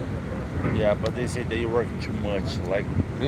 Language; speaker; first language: English; non-native, fluent; Portuguese